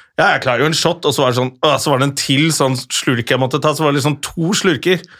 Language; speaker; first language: Norwegian; native; Norwegian